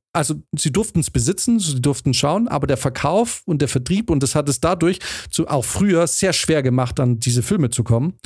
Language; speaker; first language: German; native; German